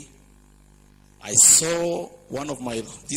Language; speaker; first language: English; non-native, local second language; Swahili